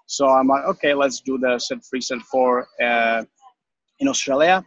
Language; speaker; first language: English; non-native, fluent; Czech